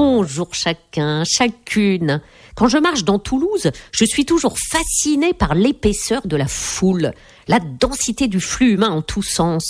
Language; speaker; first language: French; native; French